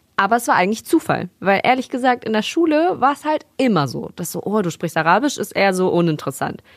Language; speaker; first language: German; early bilingual, other home language; Spanish